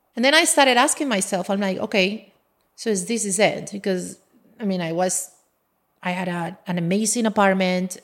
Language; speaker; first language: English; non-native, fluent; Spanish